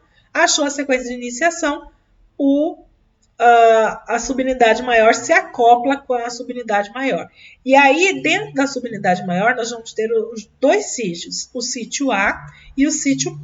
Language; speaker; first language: Portuguese; native; Portuguese